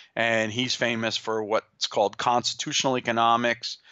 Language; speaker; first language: English; native; English